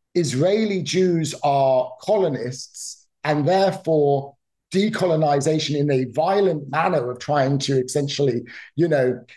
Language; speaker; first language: English; native; English